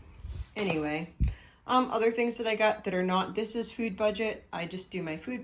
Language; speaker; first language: English; native; English